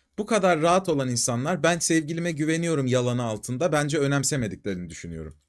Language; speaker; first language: Turkish; native; Turkish